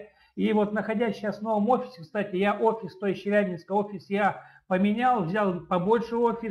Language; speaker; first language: Russian; native; Russian